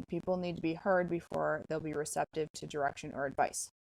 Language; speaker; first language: English; native; English